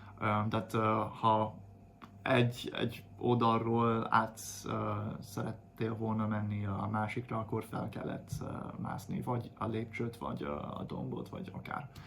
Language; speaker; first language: Hungarian; non-native, fluent; English